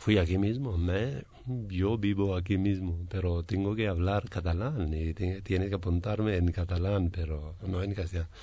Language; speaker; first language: Spanish; non-native, learner; Pashto